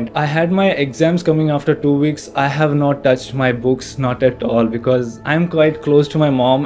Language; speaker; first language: English; non-native, local second language; Kashmiri